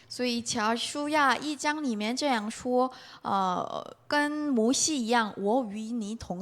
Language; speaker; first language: Chinese; non-native, learner; Korean